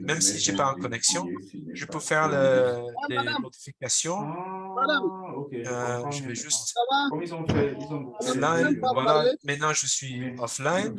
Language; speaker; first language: French; non-native, fluent; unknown